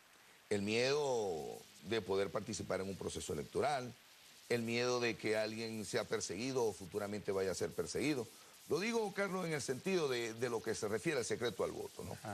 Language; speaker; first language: Spanish; native; Spanish